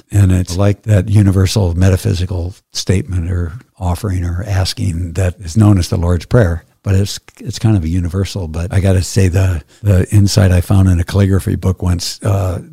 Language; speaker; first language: English; native; English